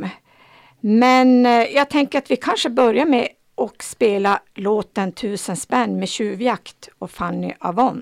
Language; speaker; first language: Swedish; native; Swedish